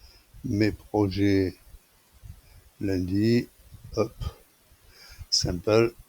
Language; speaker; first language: French; native; French